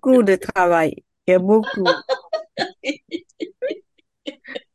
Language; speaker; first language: French; non-native, fluent; Vietnamese